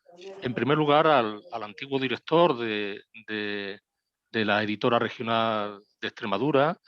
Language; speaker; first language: Spanish; native; Spanish